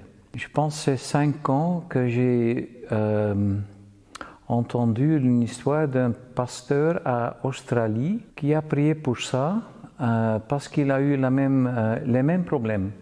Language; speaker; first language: French; non-native, fluent; Dutch